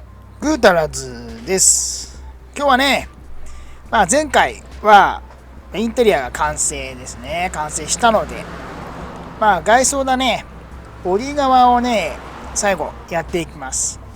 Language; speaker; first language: Japanese; native; Japanese